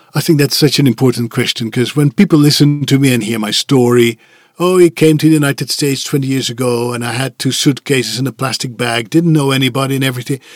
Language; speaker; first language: English; non-native, fluent; Dutch